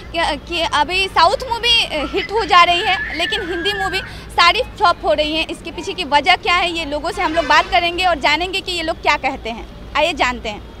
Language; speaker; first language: Hindi; native; Hindi